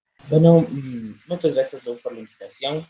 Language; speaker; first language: Spanish; native; Spanish